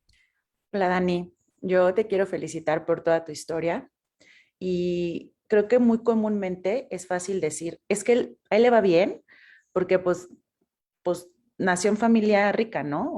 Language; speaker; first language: Spanish; native; Spanish